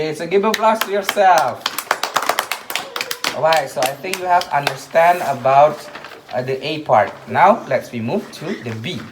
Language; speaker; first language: English; non-native, learner; Indonesian